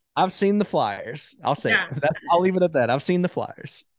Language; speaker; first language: English; native; English